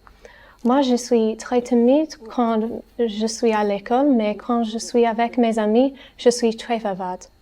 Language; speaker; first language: French; non-native, learner; English